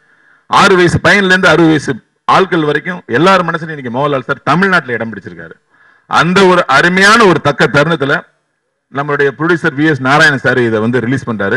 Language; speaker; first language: Tamil; native; Tamil